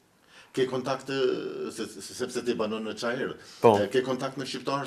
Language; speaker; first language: Albanian; native; Albanian